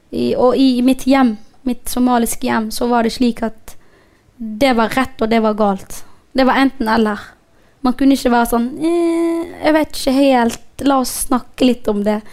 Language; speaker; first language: Norwegian; non-native, fluent; Somali